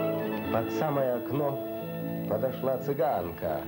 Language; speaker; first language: Russian; native; Russian